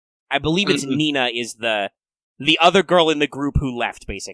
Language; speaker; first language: English; native; English